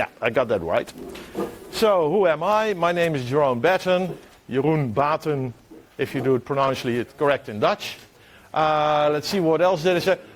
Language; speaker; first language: English; non-native, fluent; Dutch